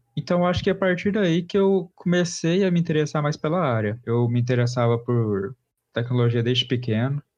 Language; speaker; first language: Portuguese; native; Portuguese